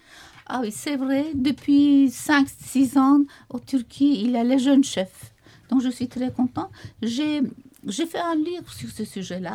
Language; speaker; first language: French; non-native, fluent; Turkish